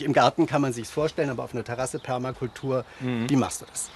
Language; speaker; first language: German; native; German